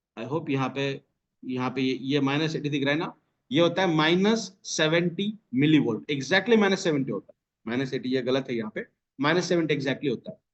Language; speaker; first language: Hindi; non-native, local second language; Marathi